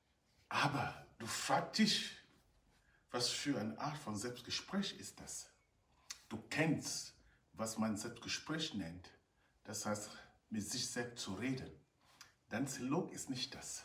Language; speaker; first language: German; non-native, fluent; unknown